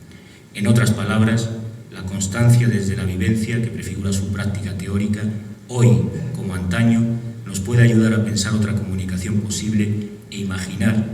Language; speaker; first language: Spanish; native; Spanish